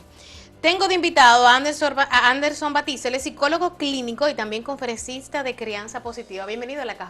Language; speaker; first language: Spanish; native; Spanish